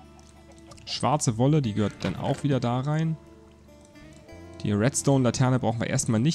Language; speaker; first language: German; native; German